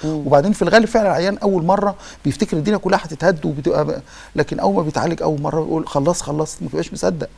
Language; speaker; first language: Arabic; native; Arabic